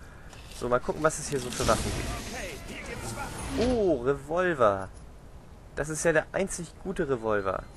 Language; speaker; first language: German; native; German